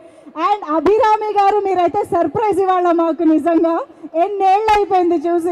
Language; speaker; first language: Telugu; native; Telugu